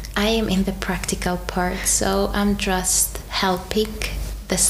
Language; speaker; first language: English; non-native, fluent; Greek